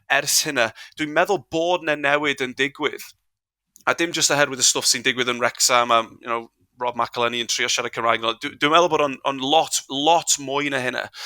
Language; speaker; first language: Welsh; non-native, local second language; English